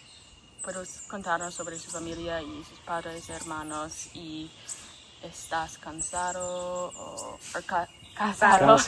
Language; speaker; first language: Spanish; non-native, learner; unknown